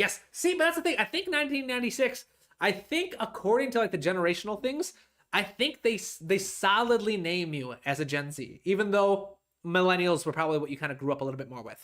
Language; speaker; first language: English; native; English